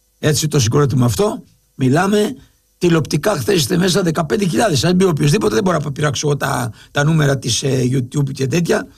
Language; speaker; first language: Greek; native; Greek